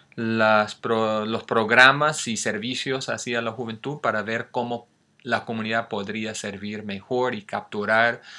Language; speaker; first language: Spanish; non-native, fluent; English